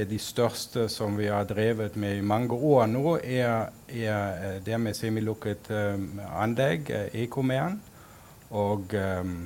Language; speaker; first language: Norwegian; non-native, fluent; German